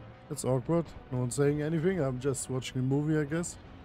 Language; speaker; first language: English; non-native, fluent; German